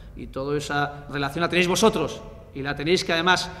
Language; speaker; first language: Spanish; native; Spanish